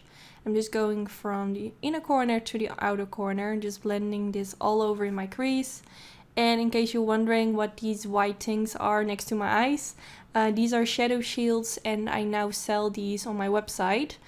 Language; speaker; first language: English; non-native, fluent; Dutch